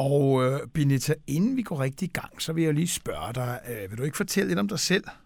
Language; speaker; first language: Danish; native; Danish